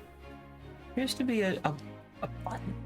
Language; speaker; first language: English; native; English